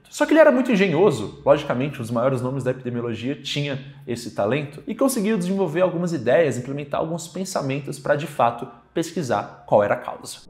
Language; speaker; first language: Portuguese; native; Portuguese